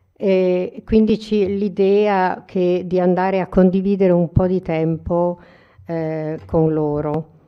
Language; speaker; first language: Italian; native; Italian